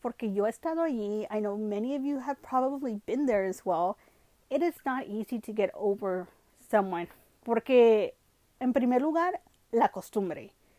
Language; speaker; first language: English; early bilingual, other home language; Spanish